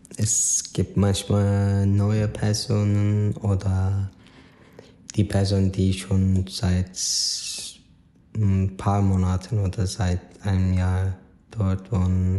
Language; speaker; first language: German; non-native, fluent; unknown